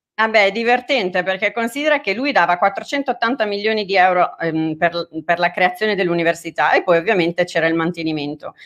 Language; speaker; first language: Italian; native; Italian